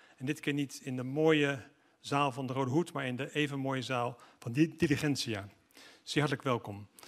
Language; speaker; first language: Dutch; native; Dutch